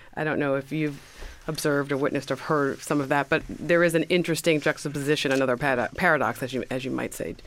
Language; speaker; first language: English; early bilingual, other home language; Yoruba